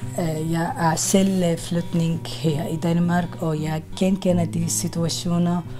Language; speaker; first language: Danish; non-native, fluent; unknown